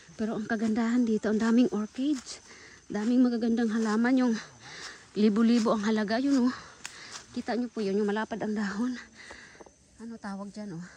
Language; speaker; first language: Filipino; non-native, local second language; Aklanon